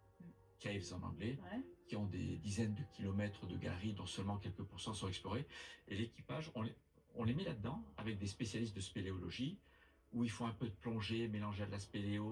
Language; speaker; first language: French; native; French